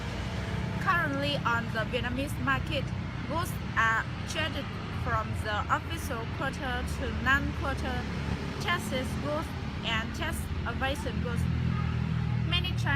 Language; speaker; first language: English; non-native, learner; Vietnamese